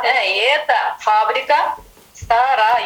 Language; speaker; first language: Russian; non-native, learner; Kyrgyz